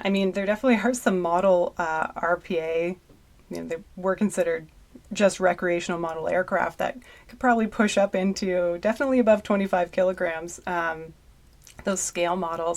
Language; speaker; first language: English; native; English